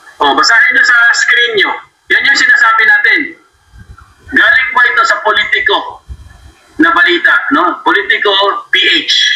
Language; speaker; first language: Filipino; non-native, local second language; Cebuano